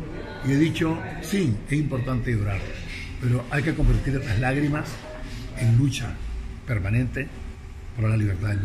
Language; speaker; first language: Spanish; native; Spanish